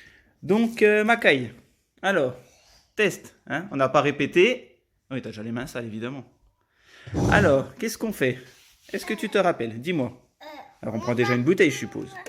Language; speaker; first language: French; native; French